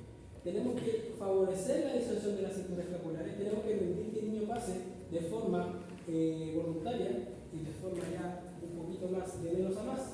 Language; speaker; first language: Spanish; native; Spanish